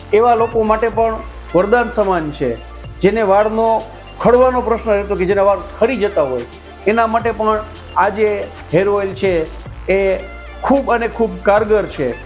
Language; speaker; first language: Gujarati; native; Gujarati